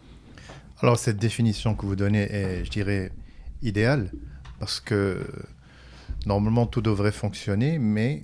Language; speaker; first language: French; non-native, local second language; Arabic